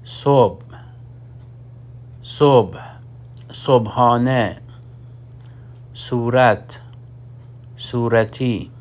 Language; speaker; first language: Persian; non-native, fluent; Urdu